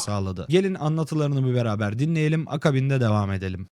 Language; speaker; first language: Turkish; native; Turkish